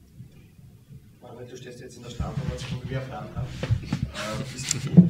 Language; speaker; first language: German; native; German